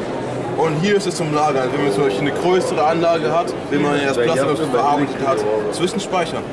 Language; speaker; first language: German; native; German